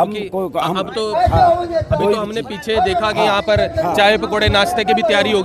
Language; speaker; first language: Hindi; native; Hindi